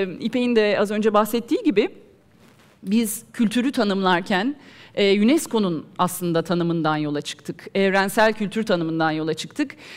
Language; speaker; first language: Turkish; native; Turkish